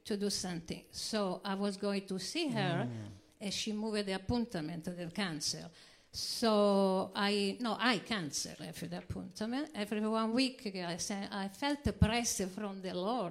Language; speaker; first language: English; non-native, learner; Italian